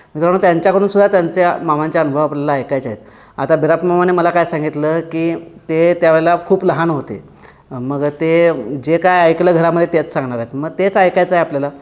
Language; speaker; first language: Marathi; native; Marathi